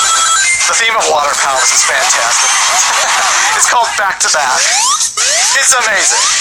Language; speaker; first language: English; native; English